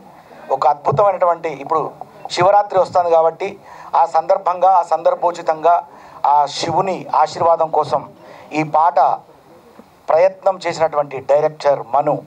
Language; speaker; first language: Telugu; native; Telugu